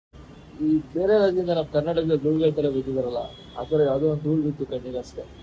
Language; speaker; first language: Kannada; native; Kannada